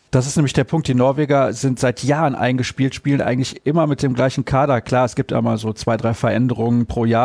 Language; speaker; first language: German; native; German